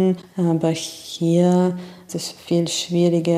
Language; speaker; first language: German; non-native, fluent; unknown